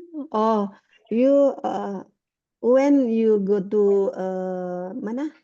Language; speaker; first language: English; non-native, learner; Indonesian